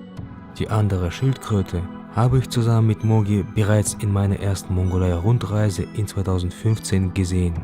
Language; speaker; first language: German; native; German